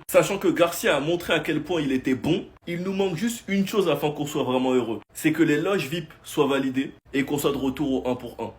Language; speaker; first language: French; native; French